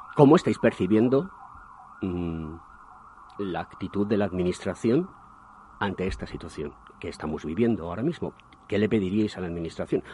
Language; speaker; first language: Spanish; native; Spanish